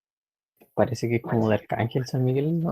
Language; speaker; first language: Spanish; native; Spanish